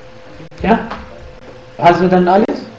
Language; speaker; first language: German; non-native, fluent; Arabic